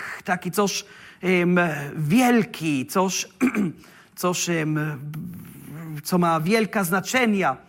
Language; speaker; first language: Polish; non-native, learner; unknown